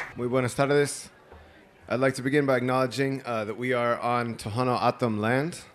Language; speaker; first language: English; native; English